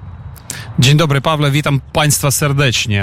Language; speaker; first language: Polish; non-native, fluent; Ukrainian